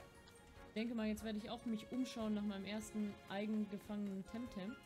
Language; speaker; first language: German; native; German